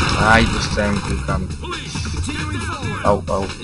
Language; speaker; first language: Polish; native; Polish